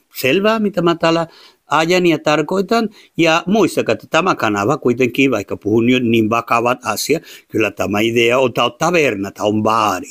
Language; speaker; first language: Finnish; non-native, fluent; Spanish